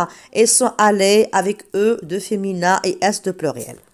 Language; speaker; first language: French; non-native, local second language; Arabic